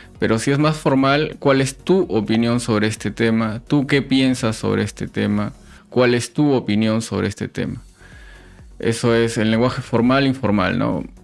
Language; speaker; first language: Spanish; native; Spanish